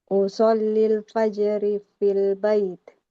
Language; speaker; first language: Arabic; non-native, learner; Indonesian